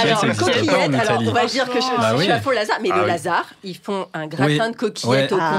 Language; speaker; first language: French; non-native, fluent; Spanish